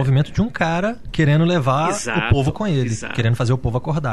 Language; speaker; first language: Portuguese; native; Portuguese